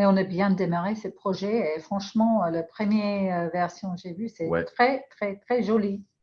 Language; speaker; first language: French; non-native, fluent; English